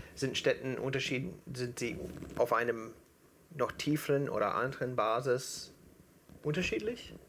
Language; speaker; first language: German; non-native, fluent; English